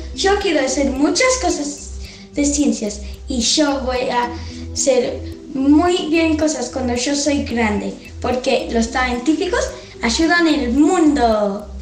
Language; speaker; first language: Spanish; early bilingual, heritage; Spanish